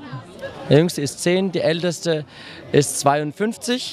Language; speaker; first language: German; native; German